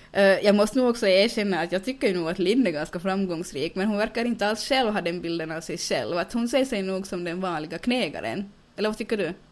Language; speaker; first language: Swedish; native; Swedish